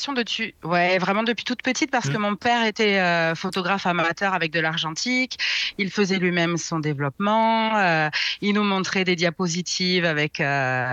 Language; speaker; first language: French; native; French